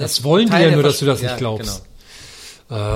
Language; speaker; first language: German; native; German